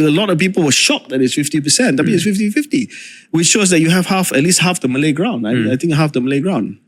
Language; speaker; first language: English; non-native, local second language; Malay